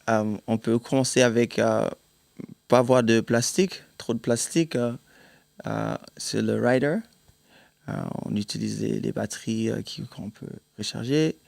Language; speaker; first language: French; non-native, fluent; German